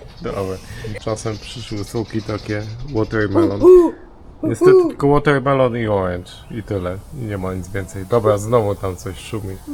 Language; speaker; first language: Polish; native; Polish